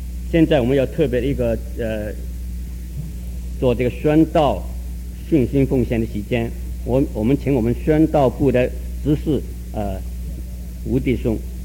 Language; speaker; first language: Chinese; native; Chinese